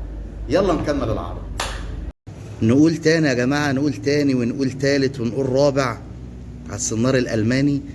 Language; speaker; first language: Arabic; native; Arabic